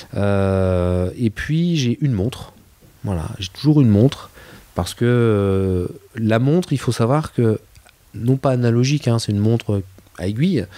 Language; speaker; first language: French; native; French